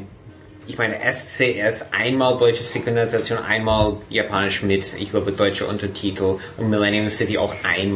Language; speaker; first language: German; non-native, fluent; English